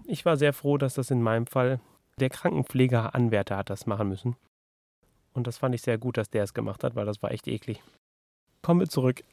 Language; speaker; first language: German; native; German